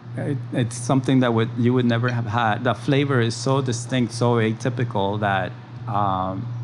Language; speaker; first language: English; early bilingual, other home language; Spanish